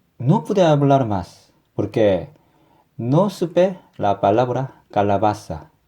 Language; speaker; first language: Spanish; non-native, fluent; Korean